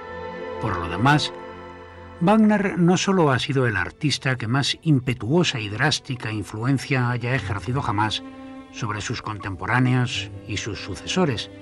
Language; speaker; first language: Spanish; native; Spanish